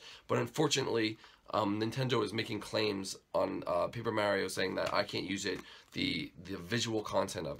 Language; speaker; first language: English; native; English